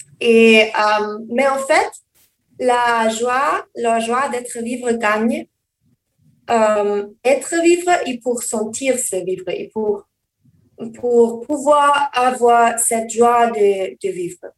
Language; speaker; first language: French; non-native, learner; German